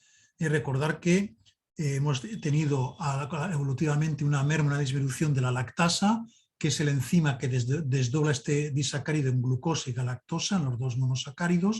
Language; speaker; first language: Spanish; native; Spanish